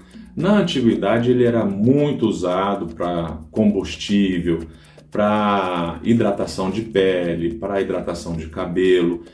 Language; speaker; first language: Portuguese; native; Portuguese